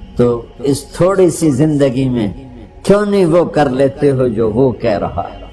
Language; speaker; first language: Urdu; non-native, local second language; Punjabi